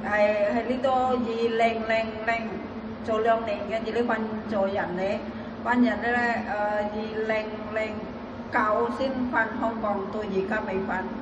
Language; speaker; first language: Cantonese; non-native, fluent; Indonesian